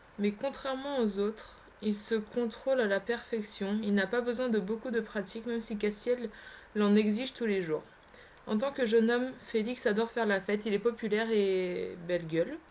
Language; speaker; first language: French; early bilingual, other home language; Polish